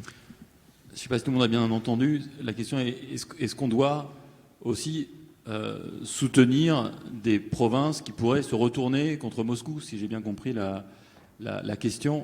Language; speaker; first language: French; native; French